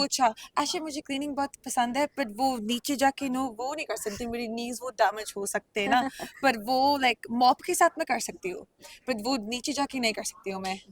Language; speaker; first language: Hindi; non-native, learner; Punjabi